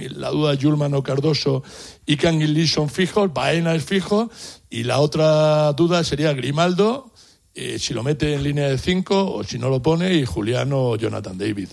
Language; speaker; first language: Spanish; native; Spanish